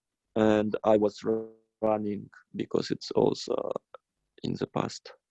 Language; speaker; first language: English; non-native, fluent; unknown